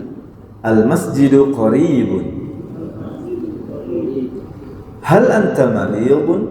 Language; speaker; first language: Arabic; non-native, fluent; Indonesian